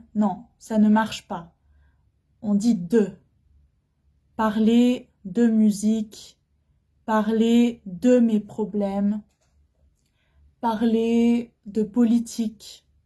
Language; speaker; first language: French; non-native, fluent; Arabic